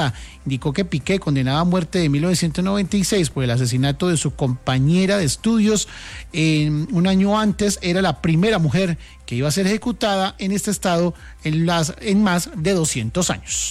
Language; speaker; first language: Spanish; native; Spanish